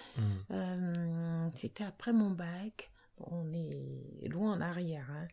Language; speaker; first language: French; native; French